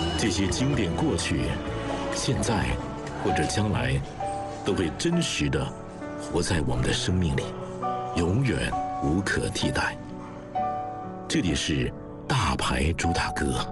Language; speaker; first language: Chinese; native; Chinese